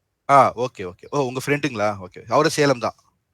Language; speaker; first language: Tamil; native; Tamil